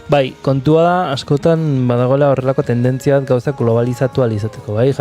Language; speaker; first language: Basque; native; Basque